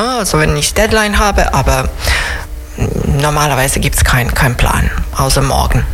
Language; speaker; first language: German; non-native, fluent; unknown